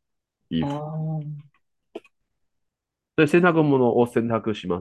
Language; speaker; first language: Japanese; non-native, fluent; Chinese